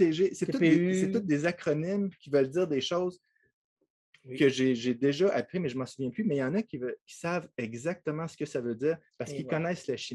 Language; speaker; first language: French; native; French